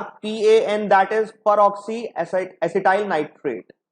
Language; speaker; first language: English; non-native, local second language; Hindi